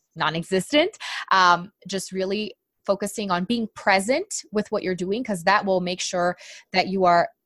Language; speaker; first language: English; non-native, fluent; Portuguese